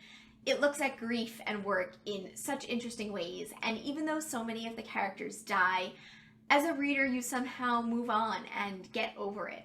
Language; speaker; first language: English; native; English